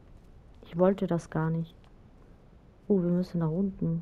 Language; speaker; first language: German; native; German